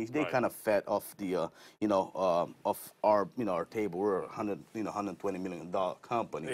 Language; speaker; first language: English; non-native, fluent; Portuguese